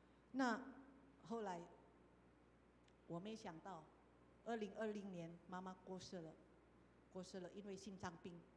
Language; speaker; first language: Chinese; non-native, fluent; Indonesian